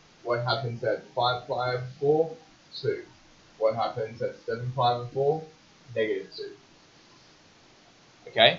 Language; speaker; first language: English; native; English